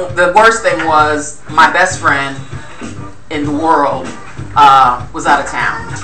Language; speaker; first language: English; native; English